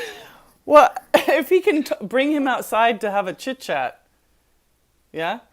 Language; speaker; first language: English; native; English